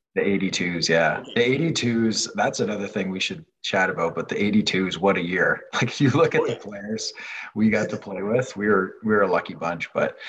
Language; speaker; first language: English; non-native, fluent; French